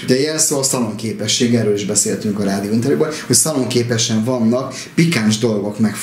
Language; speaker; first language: Hungarian; native; Hungarian